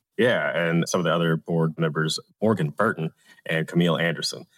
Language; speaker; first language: English; native; English